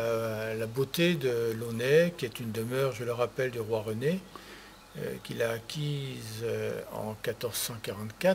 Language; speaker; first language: French; native; French